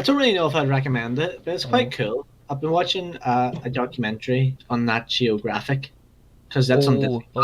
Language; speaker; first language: English; native; English